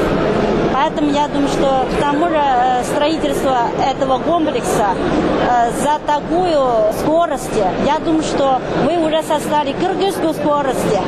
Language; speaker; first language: Russian; non-native, fluent; Chinese